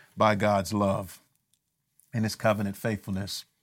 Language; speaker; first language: English; native; English